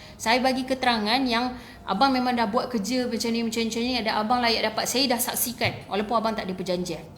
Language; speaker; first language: Malay; native; Malay